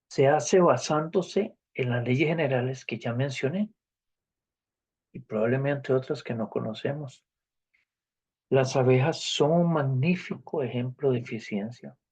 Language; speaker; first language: Spanish; native; Spanish